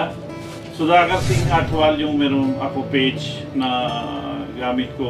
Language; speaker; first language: Filipino; non-native, learner; Punjabi